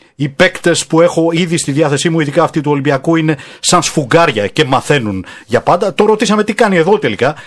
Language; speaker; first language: Greek; native; Greek